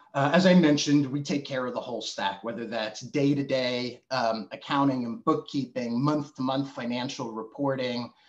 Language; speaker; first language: English; native; English